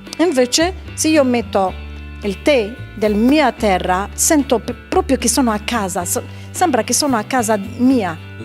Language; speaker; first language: Italian; non-native, fluent; Arabic